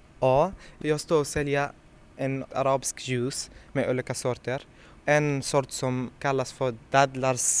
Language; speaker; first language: Swedish; non-native, learner; Arabic